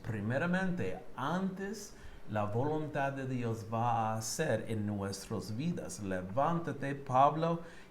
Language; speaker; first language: Spanish; non-native, learner; English